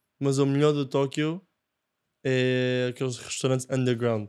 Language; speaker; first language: Portuguese; non-native, fluent; Japanese